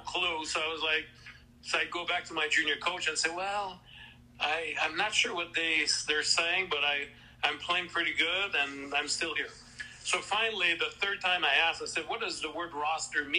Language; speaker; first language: English; non-native, fluent; French